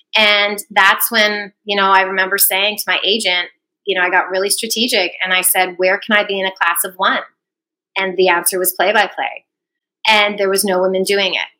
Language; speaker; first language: English; native; English